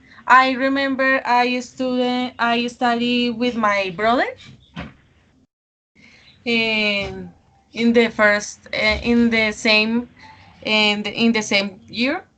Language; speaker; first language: English; non-native, learner; Spanish